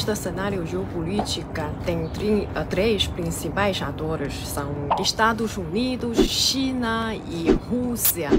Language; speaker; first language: Portuguese; non-native, fluent; Chinese